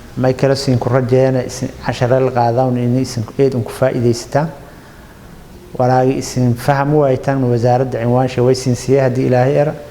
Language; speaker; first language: Somali; non-native, local second language; Maay